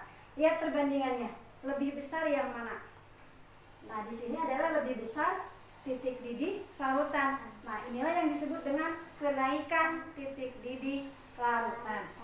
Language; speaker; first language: Indonesian; native; Indonesian